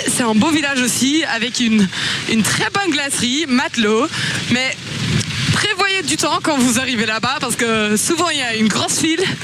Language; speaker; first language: French; non-native, local second language; German